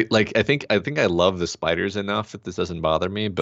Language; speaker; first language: English; native; English